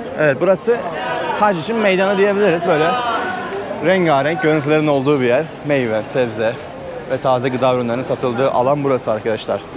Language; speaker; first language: Turkish; native; Turkish